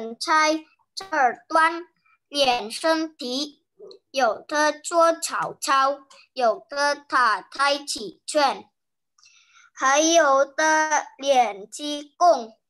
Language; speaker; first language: Chinese; non-native, learner; Indonesian